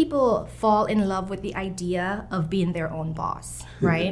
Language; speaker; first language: English; native; English